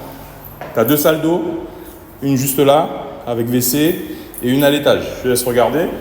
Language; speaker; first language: French; native; French